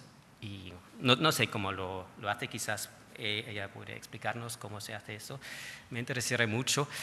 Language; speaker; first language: Spanish; non-native, fluent; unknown